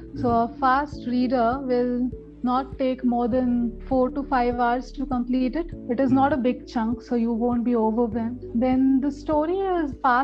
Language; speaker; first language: English; non-native, local second language; Marathi